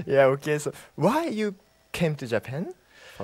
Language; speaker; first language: English; non-native, learner; Japanese